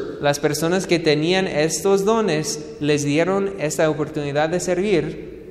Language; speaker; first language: Spanish; non-native, fluent; English